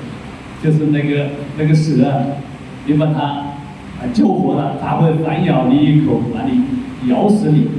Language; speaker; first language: Chinese; native; Chinese